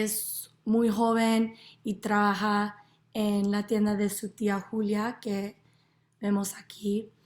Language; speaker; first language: Spanish; non-native, learner; English